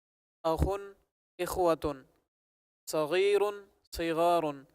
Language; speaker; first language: Arabic; non-native, learner; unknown